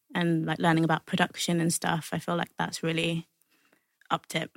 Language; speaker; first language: English; native; English